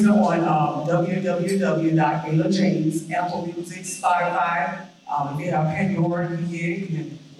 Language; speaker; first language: English; native; English